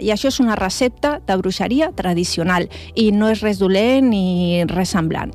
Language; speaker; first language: Catalan; non-native, local second language; Spanish